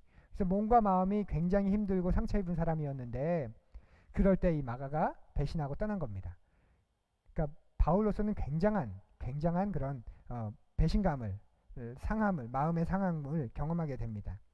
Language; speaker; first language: Korean; native; Korean